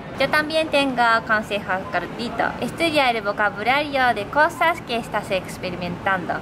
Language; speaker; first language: Spanish; non-native, fluent; Japanese